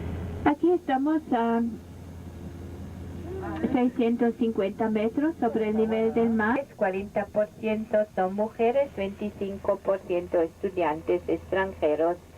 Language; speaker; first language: Spanish; non-native, fluent; German